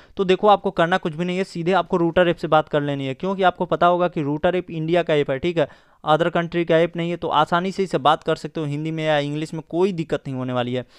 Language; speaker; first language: Hindi; native; Hindi